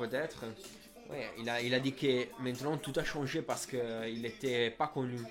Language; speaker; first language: French; non-native, fluent; Italian